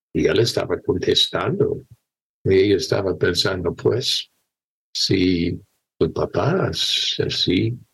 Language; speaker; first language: Spanish; non-native, fluent; English